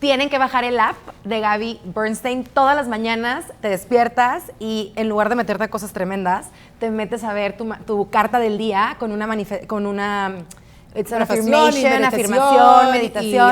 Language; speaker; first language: Spanish; native; Spanish